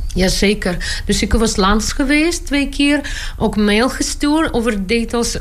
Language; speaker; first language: Dutch; non-native, fluent; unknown